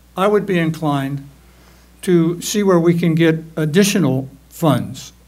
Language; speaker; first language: English; native; English